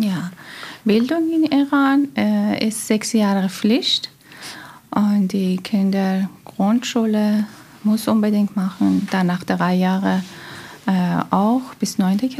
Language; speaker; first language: German; non-native, learner; Persian